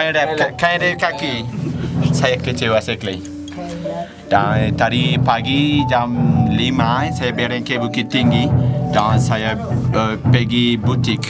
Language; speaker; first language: Indonesian; non-native, learner; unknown